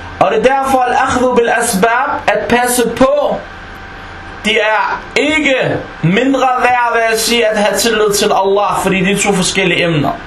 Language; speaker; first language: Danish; non-native, fluent; Arabic